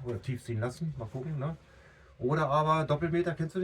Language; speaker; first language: German; native; German